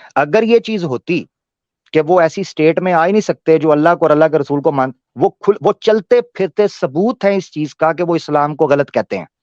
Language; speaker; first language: Urdu; native; Urdu